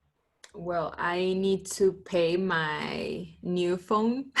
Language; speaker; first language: English; non-native, learner; Spanish